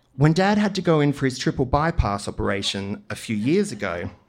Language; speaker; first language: English; native; English